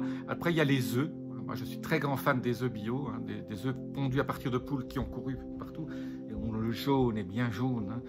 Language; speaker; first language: French; native; French